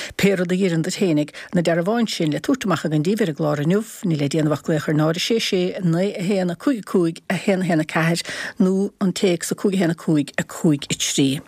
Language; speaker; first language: Irish; native; Irish